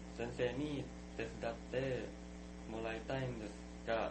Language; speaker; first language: Japanese; non-native, learner; Thai